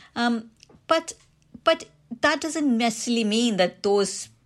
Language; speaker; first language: English; non-native, local second language; Hindi